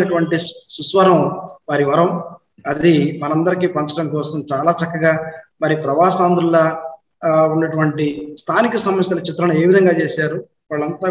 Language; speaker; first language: Telugu; native; Telugu